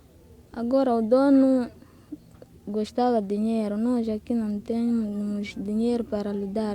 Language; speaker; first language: Portuguese; non-native, local second language; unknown